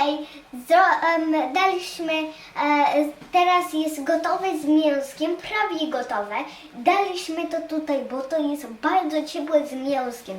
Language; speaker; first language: Polish; early bilingual, heritage; Polish